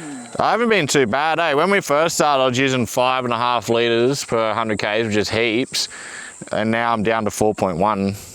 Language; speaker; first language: English; native; English